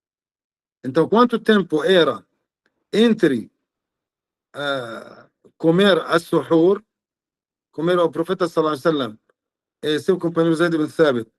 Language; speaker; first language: Portuguese; non-native, fluent; Arabic